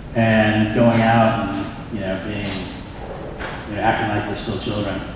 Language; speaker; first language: English; native; English